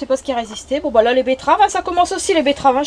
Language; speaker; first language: French; native; French